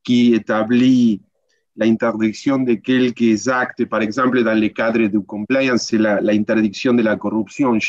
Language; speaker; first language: French; non-native, learner; Spanish